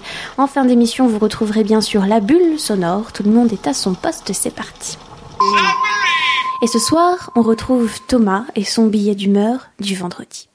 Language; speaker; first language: French; native; French